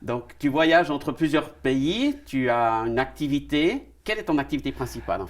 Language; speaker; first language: French; native; French